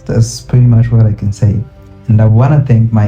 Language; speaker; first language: English; non-native, local second language; Kinyarwanda